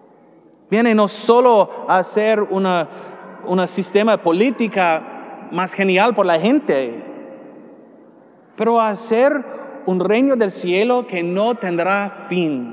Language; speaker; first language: Spanish; non-native, learner; English